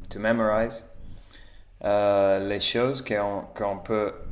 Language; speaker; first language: French; non-native, learner; English